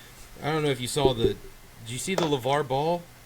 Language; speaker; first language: English; native; English